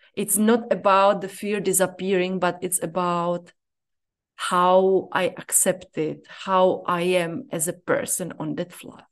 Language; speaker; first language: English; non-native, fluent; Czech